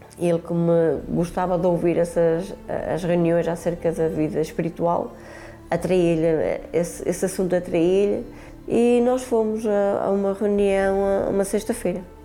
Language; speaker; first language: Portuguese; early bilingual, other home language; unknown